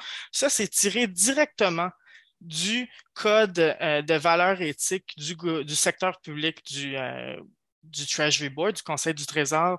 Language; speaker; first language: French; native; French